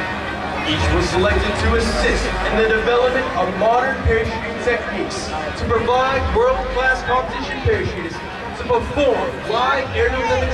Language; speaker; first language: English; native; English